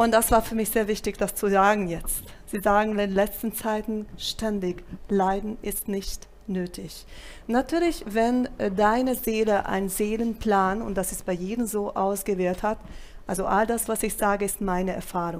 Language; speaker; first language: German; non-native, fluent; Italian